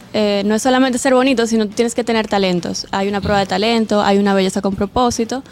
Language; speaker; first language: Spanish; native; Spanish